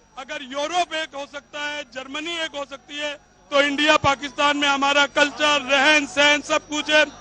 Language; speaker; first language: Urdu; native; Urdu